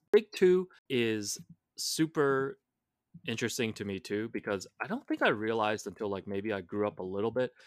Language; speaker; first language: English; non-native, local second language; Cantonese